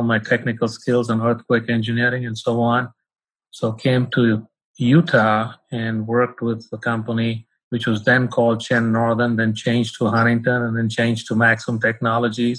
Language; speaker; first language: English; non-native, local second language; Tamil